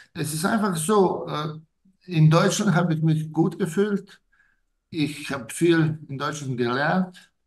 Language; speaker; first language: German; non-native, fluent; Serbian